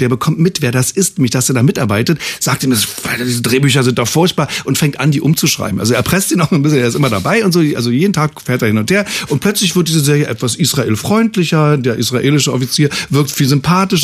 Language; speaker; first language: German; native; German